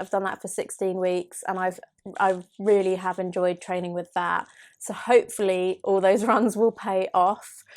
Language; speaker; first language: English; native; English